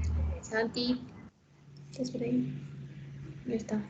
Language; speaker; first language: Spanish; native; Spanish